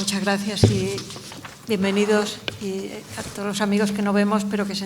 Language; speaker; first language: Spanish; native; Spanish